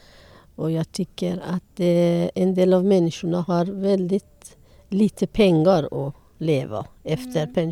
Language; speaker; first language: Swedish; non-native, learner; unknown